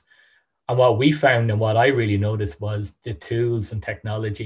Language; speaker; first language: English; native; English